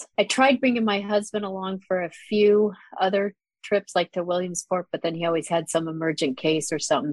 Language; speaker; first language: English; native; English